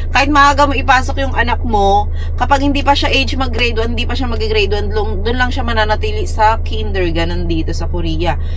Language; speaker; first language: Filipino; native; Filipino